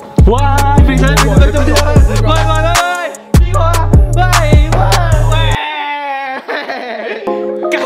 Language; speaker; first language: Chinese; native; Chinese